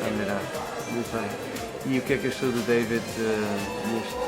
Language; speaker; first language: Portuguese; native; Portuguese